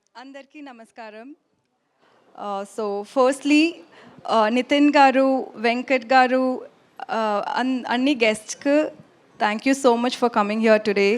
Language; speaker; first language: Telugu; non-native, learner; Tamil